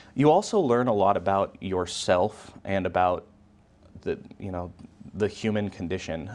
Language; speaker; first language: English; native; English